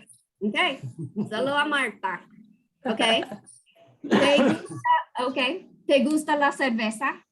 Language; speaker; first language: Spanish; non-native, fluent; English